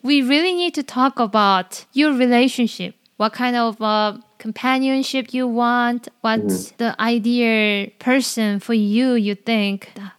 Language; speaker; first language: English; non-native, fluent; Korean